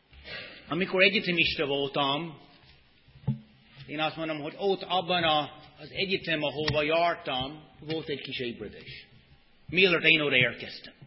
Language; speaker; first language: Hungarian; non-native, fluent; English